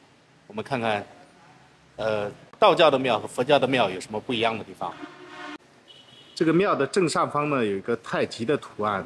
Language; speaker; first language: Chinese; native; Chinese